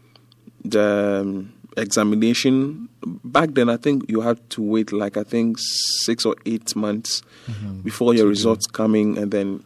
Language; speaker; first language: English; non-native, local second language; Ga